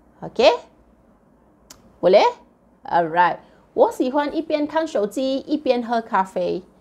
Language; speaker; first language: Chinese; non-native, local second language; Malay